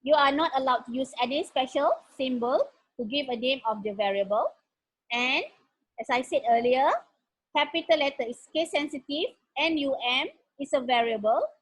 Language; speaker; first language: English; non-native, local second language; Malay